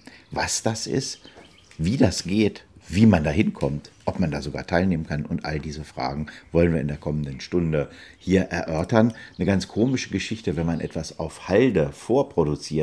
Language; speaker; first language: German; native; German